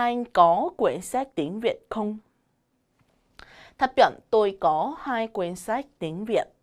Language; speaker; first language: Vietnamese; non-native, learner; Korean